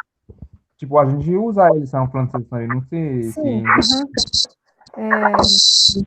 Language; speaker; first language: Portuguese; non-native, learner; Haitian Creole